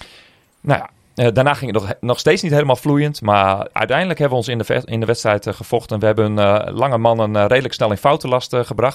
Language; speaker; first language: Dutch; native; Dutch